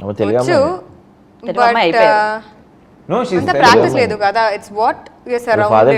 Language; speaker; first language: Telugu; non-native, local second language; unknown